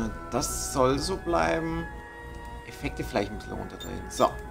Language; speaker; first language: German; native; German